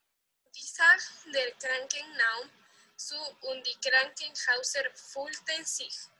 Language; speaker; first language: German; non-native, learner; Spanish